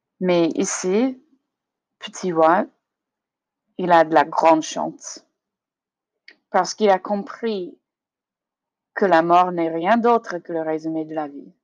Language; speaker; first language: French; non-native, learner; English